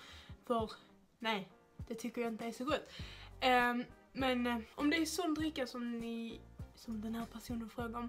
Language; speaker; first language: Swedish; native; Swedish